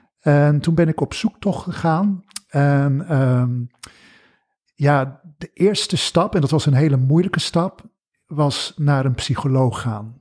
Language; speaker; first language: Dutch; early bilingual, other home language; English